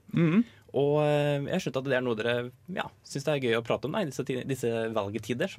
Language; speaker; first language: Norwegian; native; Norwegian